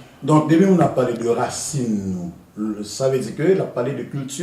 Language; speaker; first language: Haitian Creole; native; Haitian Creole